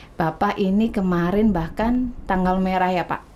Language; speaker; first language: Indonesian; native; Indonesian